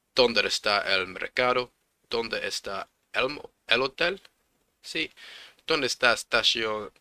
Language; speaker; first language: Spanish; non-native, learner; English